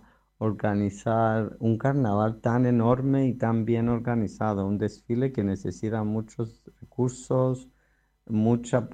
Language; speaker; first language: Spanish; non-native, fluent; Greek